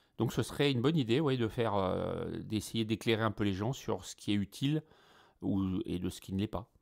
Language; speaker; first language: French; native; French